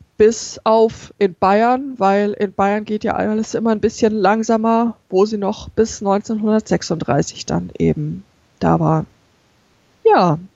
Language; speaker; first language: German; native; German